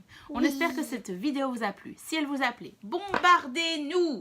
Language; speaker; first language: French; native; French